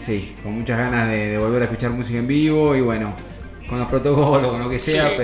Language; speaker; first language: Spanish; native; Spanish